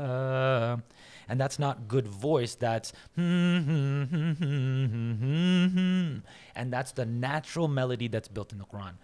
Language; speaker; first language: English; native; English